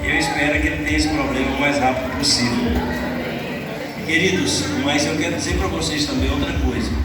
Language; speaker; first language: Portuguese; native; Portuguese